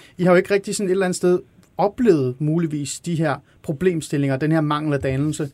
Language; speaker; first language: Danish; early bilingual, other home language; Persian